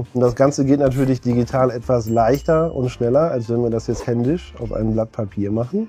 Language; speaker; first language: German; native; German